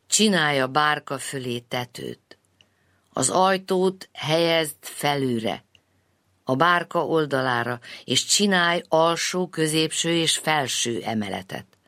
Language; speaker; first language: Hungarian; native; Hungarian